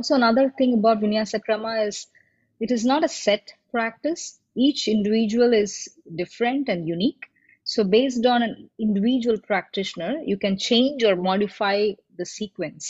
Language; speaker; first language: English; non-native, local second language; Tamil